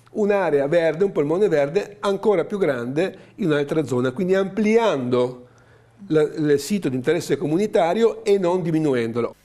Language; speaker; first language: Italian; native; Italian